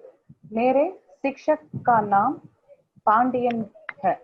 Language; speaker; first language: Hindi; non-native, local second language; Tamil